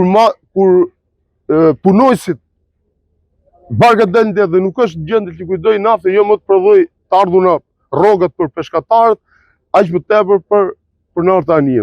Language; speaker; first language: Albanian; native; Albanian